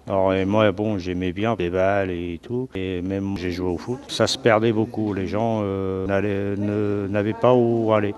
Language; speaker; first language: French; early bilingual, other home language; Portuguese